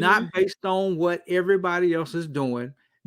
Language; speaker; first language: English; native; English